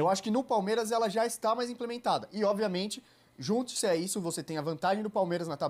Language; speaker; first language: Portuguese; native; Portuguese